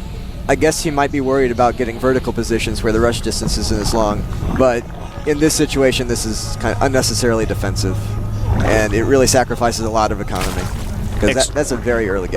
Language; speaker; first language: English; native; English